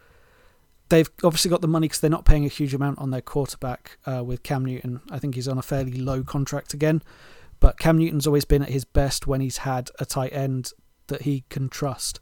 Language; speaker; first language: English; native; English